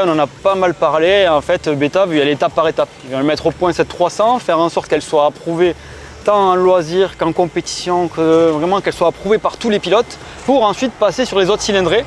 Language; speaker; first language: French; native; French